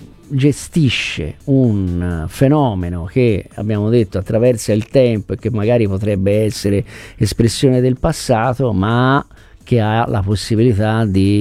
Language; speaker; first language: Italian; native; Italian